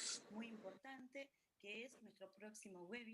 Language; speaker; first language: Spanish; native; Spanish